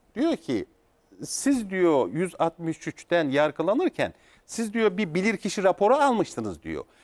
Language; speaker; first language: Turkish; native; Turkish